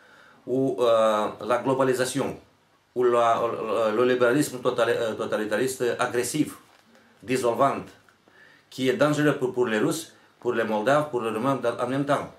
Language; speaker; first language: French; non-native, fluent; Romanian